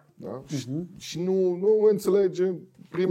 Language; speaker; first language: Romanian; non-native, learner; Dutch